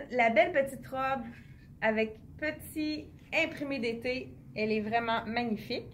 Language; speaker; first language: French; native; French